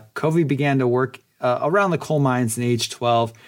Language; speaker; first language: English; early bilingual, other home language; Polish